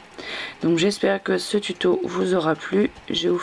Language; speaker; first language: French; native; French